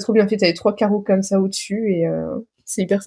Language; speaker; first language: French; native; French